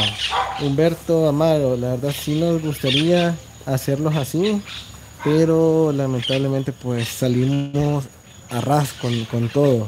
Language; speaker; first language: Spanish; native; Spanish